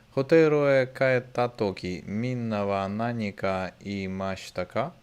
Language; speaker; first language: Japanese; non-native, learner; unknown